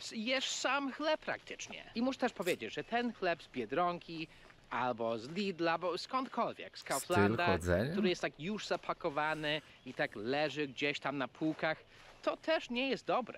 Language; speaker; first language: Polish; non-native, fluent; English